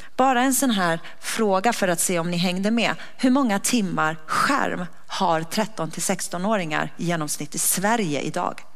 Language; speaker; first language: Swedish; native; Swedish